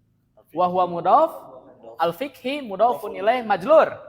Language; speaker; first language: Arabic; non-native, fluent; Indonesian